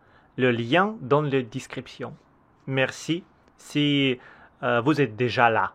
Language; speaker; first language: French; non-native, learner; Russian